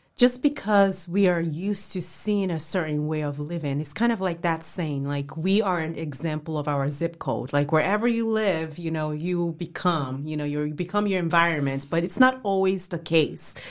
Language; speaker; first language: English; early bilingual, other home language; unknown